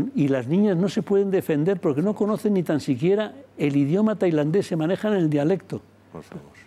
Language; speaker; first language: Spanish; native; Spanish